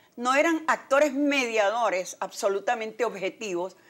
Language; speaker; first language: Spanish; native; Spanish